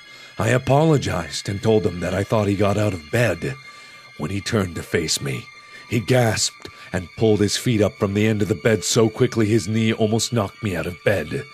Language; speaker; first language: English; native; English